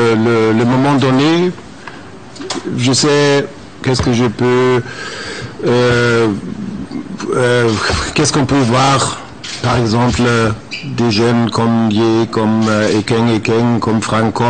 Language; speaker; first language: French; non-native, fluent; German